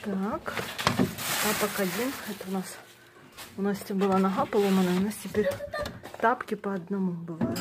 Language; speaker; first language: Russian; native; Russian